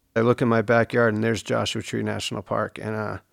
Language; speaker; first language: English; native; English